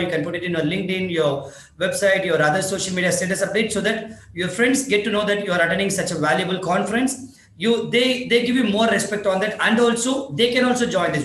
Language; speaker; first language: English; non-native, local second language; Tamil